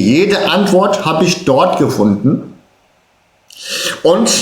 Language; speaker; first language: German; early bilingual, other home language; Turkish